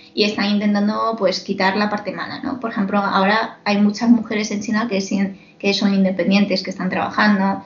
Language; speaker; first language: Spanish; non-native, fluent; Chinese